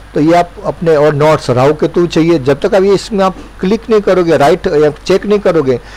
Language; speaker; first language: Hindi; non-native, local second language; Gujarati